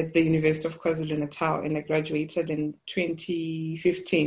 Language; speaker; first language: English; non-native, local second language; Shona